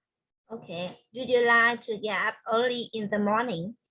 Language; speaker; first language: English; non-native, learner; Vietnamese